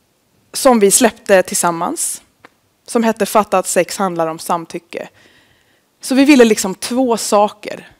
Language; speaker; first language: Swedish; native; Swedish